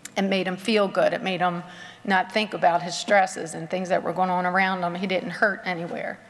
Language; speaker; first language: English; native; English